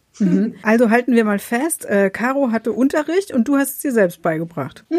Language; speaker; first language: German; native; German